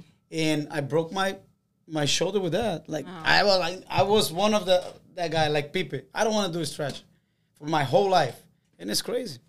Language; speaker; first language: English; non-native, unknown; Portuguese